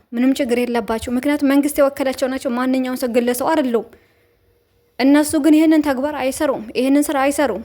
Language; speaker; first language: Amharic; native; Amharic